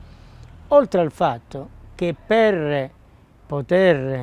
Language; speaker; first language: Italian; native; Italian